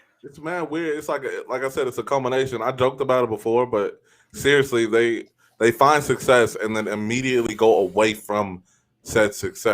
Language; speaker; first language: English; native; English